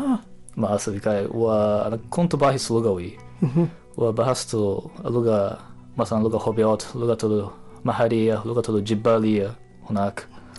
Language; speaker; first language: Arabic; non-native, learner; Japanese